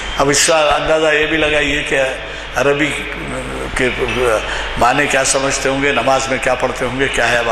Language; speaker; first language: Urdu; native; Urdu